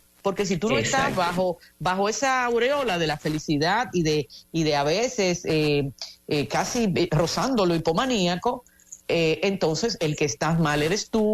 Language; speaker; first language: Spanish; native; Spanish